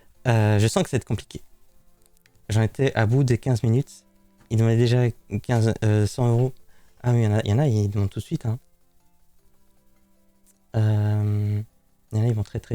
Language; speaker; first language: French; native; French